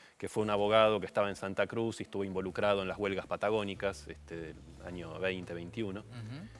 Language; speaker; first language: Spanish; native; Spanish